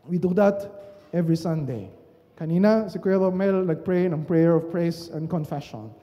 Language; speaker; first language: English; non-native, local second language; Filipino